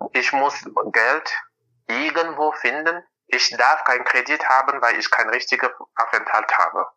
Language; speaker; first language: German; non-native, fluent; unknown